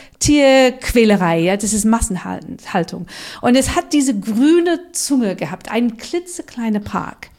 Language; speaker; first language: German; non-native, fluent; English